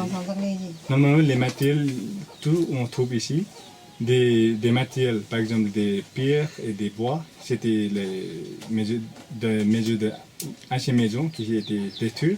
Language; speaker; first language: French; non-native, fluent; Nepali